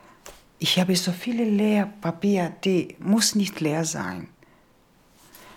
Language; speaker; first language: German; non-native, learner; Georgian